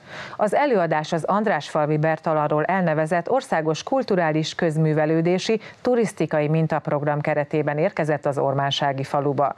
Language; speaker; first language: Hungarian; native; Hungarian